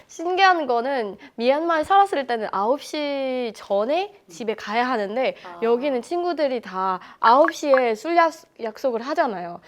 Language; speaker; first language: Korean; non-native, fluent; Burmese